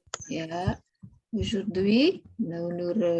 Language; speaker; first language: French; non-native, fluent; Indonesian